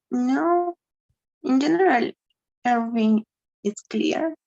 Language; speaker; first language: English; non-native, learner; Spanish